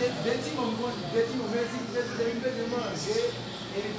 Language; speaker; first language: Portuguese; non-native, learner; Haitian Creole